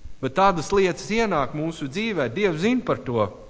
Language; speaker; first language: Latvian; non-native, learner; English